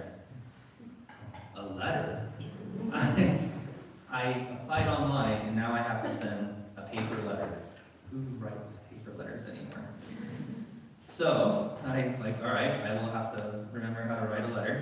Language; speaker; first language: English; native; English